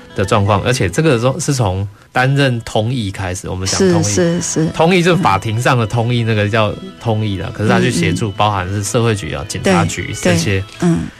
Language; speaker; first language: Chinese; non-native, fluent; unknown